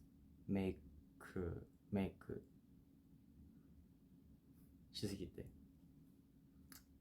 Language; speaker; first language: Japanese; non-native, fluent; Korean